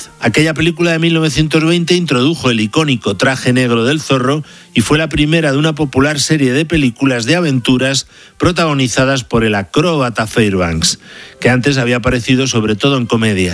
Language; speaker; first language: Spanish; native; Spanish